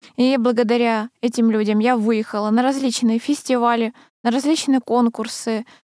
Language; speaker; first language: Russian; native; Russian